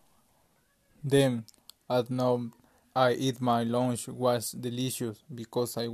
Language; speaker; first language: English; non-native, learner; Spanish